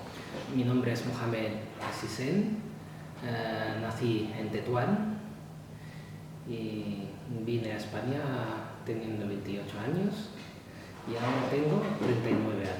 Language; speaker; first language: Spanish; non-native, fluent; Arabic